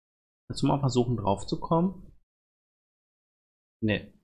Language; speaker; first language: German; native; German